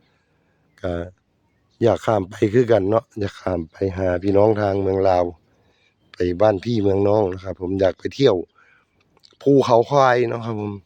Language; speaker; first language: Thai; non-native, local second language; Northeastern Thai